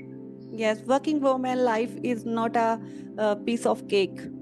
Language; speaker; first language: English; non-native, learner; Punjabi